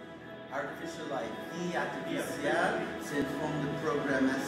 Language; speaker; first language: French; non-native, fluent; English